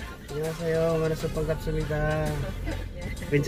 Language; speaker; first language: Korean; non-native, learner; Filipino